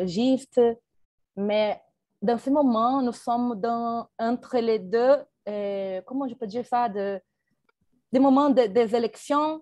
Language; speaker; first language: French; non-native, fluent; Portuguese